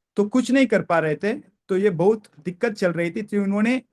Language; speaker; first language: Hindi; non-native, local second language; Kannada